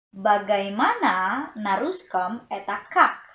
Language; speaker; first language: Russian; non-native, learner; Indonesian